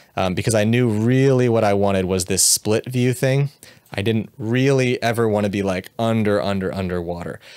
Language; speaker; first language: English; native; English